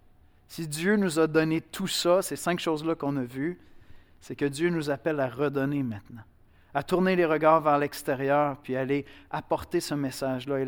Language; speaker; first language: French; native; French